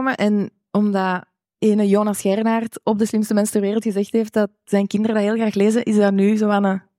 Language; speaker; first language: Dutch; native; Dutch